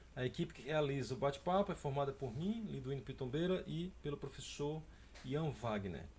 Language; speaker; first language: Portuguese; native; Portuguese